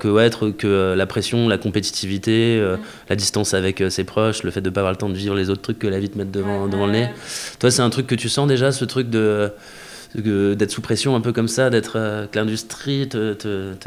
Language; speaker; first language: French; native; French